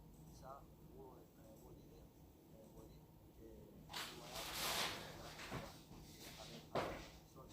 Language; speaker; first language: French; non-native, learner; Spanish